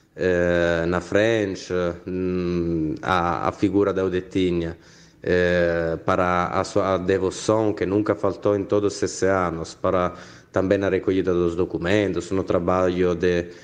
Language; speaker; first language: Portuguese; non-native, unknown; Italian